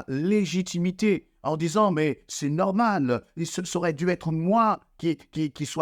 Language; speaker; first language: French; native; French